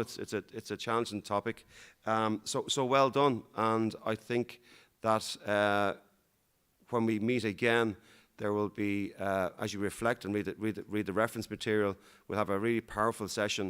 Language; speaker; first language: English; native; English